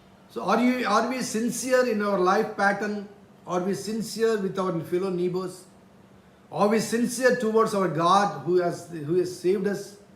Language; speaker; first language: English; non-native, local second language; Telugu